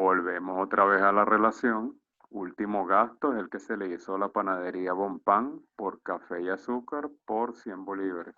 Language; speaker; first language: Spanish; native; Spanish